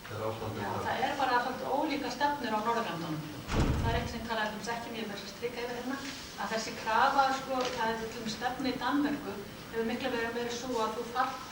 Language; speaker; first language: Icelandic; non-native, fluent; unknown